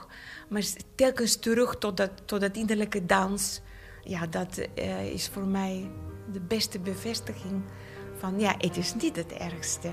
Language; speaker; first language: Dutch; non-native, fluent; Bulgarian